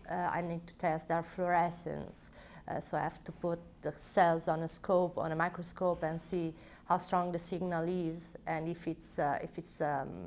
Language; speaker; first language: English; non-native, fluent; Italian